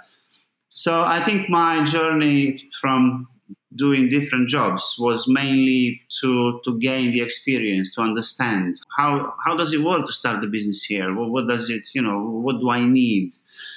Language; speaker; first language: English; non-native, fluent; Bosnian